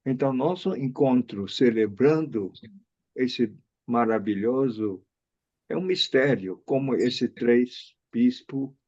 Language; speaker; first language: Portuguese; non-native, fluent; Chinese